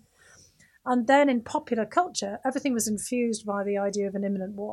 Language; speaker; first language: English; native; English